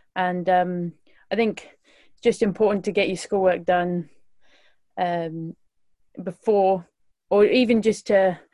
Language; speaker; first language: English; native; English